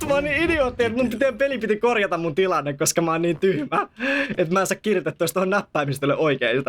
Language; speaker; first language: Finnish; native; Finnish